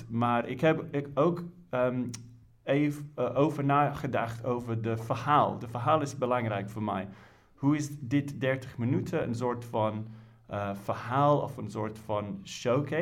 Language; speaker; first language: Dutch; non-native, fluent; English